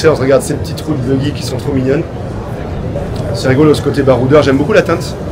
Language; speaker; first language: French; native; French